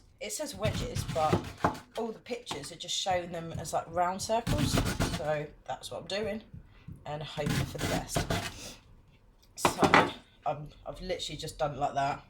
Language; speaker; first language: English; native; English